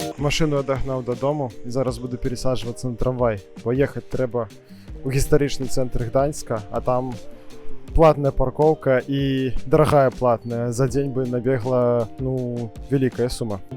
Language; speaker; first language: Belarusian; non-native, local second language; Russian